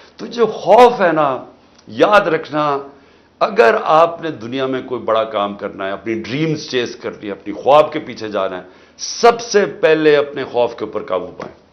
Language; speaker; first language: Urdu; native; Urdu